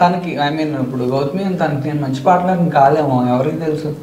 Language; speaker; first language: Telugu; native; Telugu